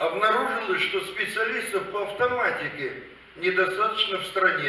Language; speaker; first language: Russian; native; Russian